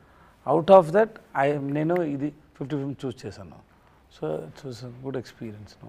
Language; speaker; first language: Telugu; non-native, learner; Tamil